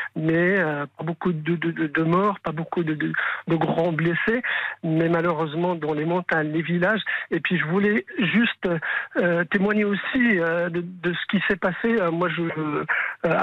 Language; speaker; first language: French; non-native, local second language; Arabic